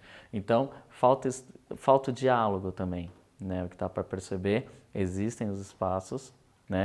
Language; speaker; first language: Portuguese; native; Portuguese